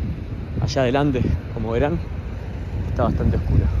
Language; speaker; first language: Spanish; native; Spanish